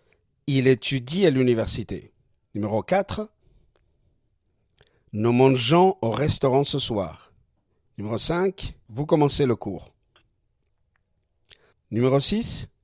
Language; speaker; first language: French; non-native, fluent; Spanish